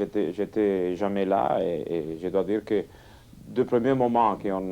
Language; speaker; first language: French; non-native, fluent; Catalan